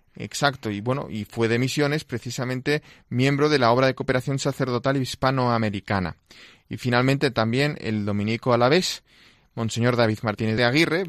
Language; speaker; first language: Spanish; non-native, local second language; Catalan